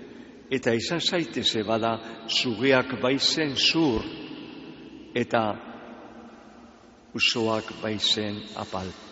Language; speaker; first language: Basque; native; Basque